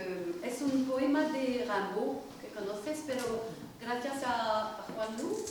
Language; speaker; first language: Spanish; non-native, learner; French